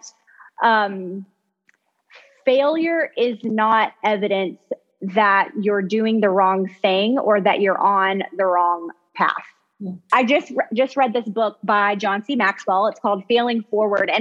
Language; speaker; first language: English; native; English